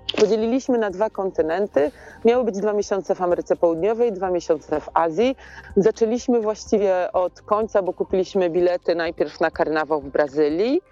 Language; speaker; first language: Polish; native; Polish